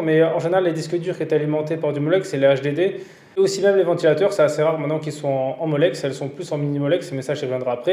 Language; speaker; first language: French; native; French